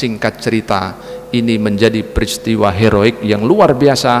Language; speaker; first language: Indonesian; native; Indonesian